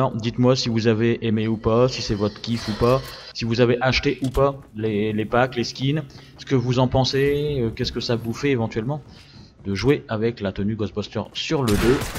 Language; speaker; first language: French; native; French